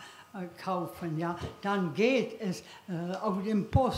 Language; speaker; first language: German; non-native, learner; Czech